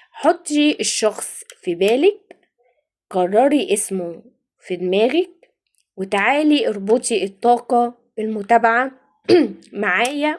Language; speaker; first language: Arabic; native; Arabic